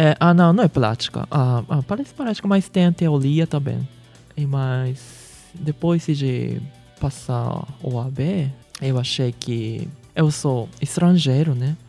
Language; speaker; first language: Portuguese; early bilingual, heritage; Japanese